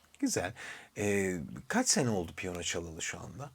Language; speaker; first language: Turkish; native; Turkish